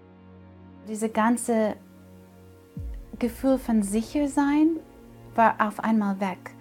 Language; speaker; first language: German; non-native, fluent; English